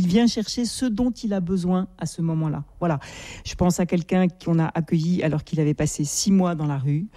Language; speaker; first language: French; native; French